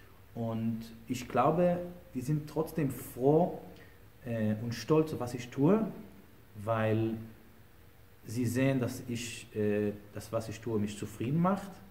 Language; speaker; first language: German; non-native, fluent; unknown